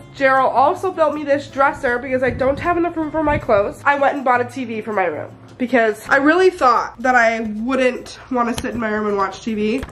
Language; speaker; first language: English; native; English